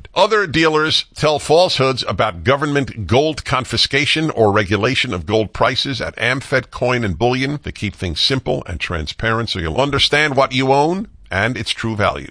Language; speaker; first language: English; native; English